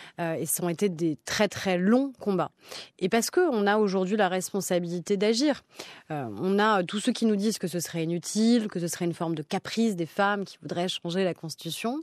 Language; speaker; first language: French; native; French